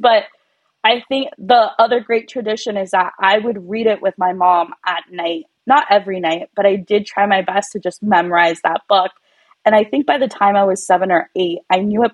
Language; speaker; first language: English; early bilingual, other home language; Spanish